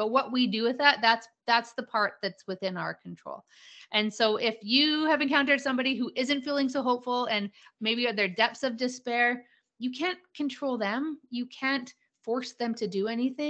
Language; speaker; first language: English; native; English